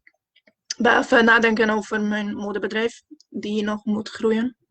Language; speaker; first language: Dutch; non-native, fluent; Hungarian